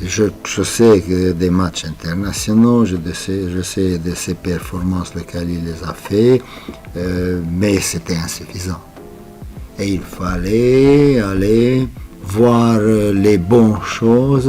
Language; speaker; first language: French; non-native, fluent; Romanian